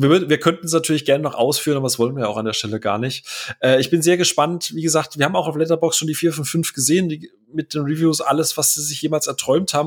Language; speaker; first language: German; native; German